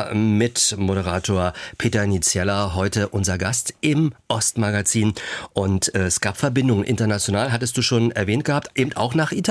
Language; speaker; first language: German; native; German